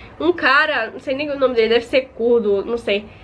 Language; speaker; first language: Portuguese; native; Portuguese